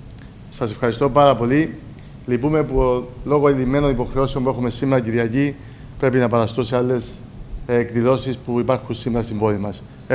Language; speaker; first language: Greek; native; Greek